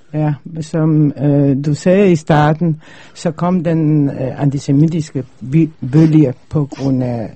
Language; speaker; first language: Danish; non-native, fluent; Polish